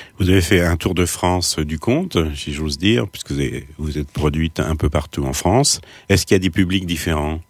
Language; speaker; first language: French; native; French